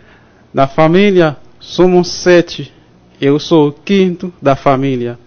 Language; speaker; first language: Portuguese; non-native, fluent; Haitian Creole